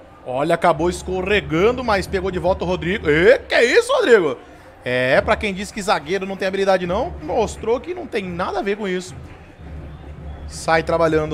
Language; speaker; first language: Portuguese; native; Portuguese